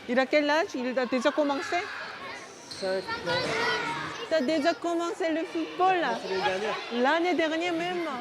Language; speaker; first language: French; non-native, learner; Korean